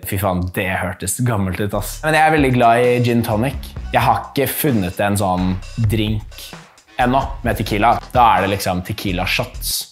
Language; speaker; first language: Norwegian; early bilingual, other home language; English